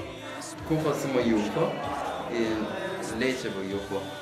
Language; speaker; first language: Slovenian; non-native, learner; Persian